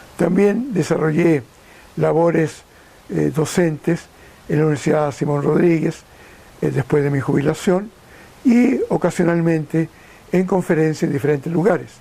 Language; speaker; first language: Spanish; native; Spanish